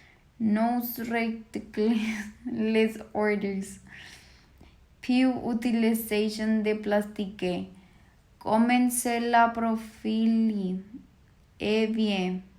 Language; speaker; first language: French; non-native, learner; Spanish